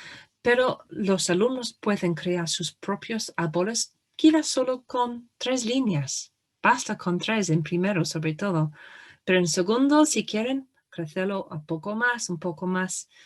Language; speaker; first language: Spanish; non-native, fluent; English